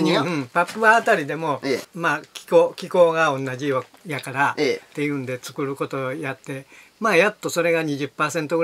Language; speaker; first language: Japanese; native; Japanese